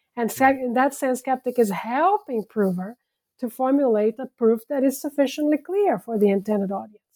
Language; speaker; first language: English; non-native, fluent; Portuguese